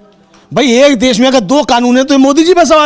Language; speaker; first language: Hindi; native; Hindi